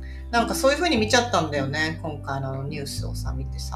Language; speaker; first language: Japanese; native; Japanese